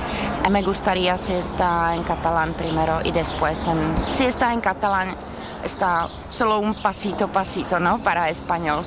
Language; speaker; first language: Spanish; non-native, learner; Czech